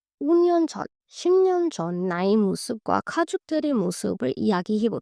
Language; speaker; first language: Korean; non-native, fluent; Hindi